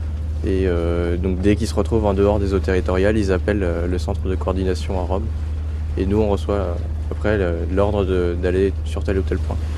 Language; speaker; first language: French; native; French